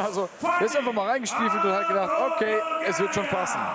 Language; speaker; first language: German; native; German